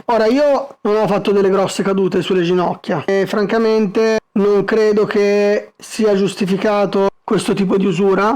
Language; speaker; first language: Italian; native; Italian